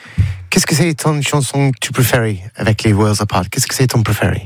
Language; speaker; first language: French; non-native, learner; English